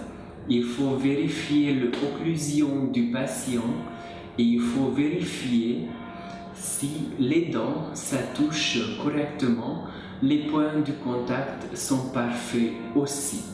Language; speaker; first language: French; non-native, fluent; Hungarian